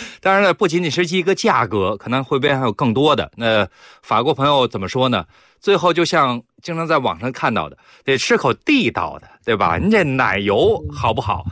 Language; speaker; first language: Chinese; native; Chinese